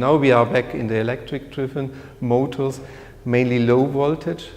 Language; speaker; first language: English; non-native, fluent; German